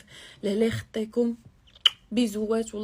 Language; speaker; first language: Arabic; native; Arabic